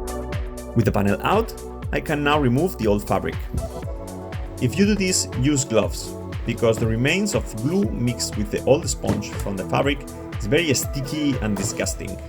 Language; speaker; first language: English; non-native, fluent; Spanish